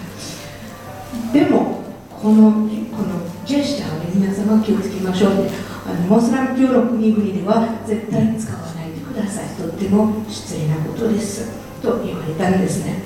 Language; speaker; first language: Japanese; non-native, fluent; French